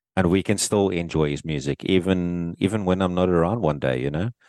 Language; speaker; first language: English; native; English